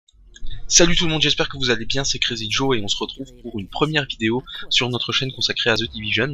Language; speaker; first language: French; native; French